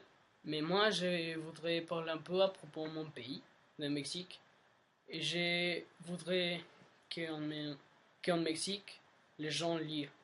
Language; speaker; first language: French; non-native, learner; Spanish